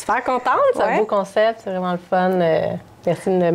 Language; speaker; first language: French; native; French